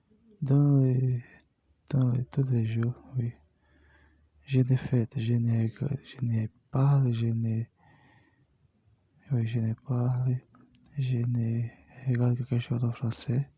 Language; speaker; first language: French; non-native, learner; Portuguese